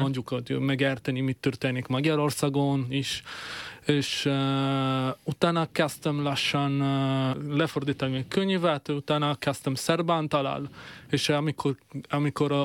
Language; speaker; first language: Hungarian; non-native, fluent; Italian